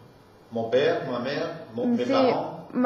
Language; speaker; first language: French; non-native, fluent; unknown